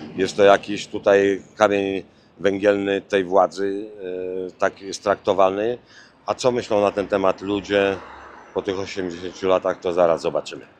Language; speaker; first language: Polish; native; Polish